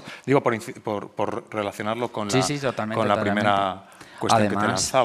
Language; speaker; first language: Spanish; native; Spanish